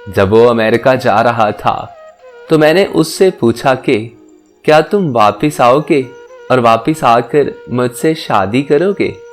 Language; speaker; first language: Urdu; native; Urdu